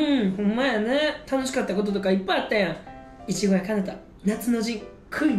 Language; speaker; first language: Japanese; native; Japanese